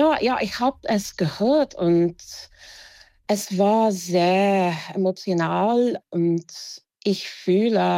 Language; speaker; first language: German; non-native, fluent; English